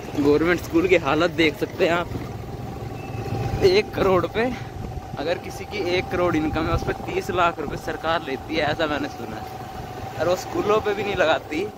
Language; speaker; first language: Hindi; native; Hindi